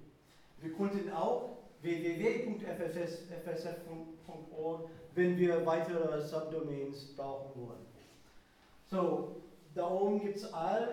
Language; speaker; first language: German; non-native, fluent; English